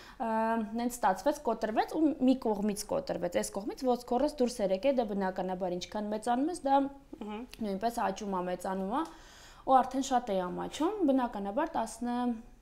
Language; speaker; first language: Armenian; early bilingual, other home language; Russian